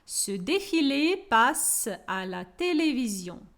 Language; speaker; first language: French; non-native, fluent; Ukrainian